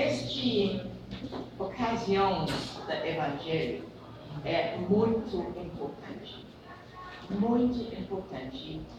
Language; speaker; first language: Portuguese; non-native, fluent; English